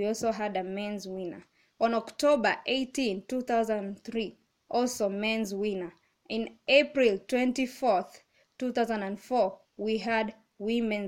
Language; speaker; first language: English; non-native, local second language; Kamba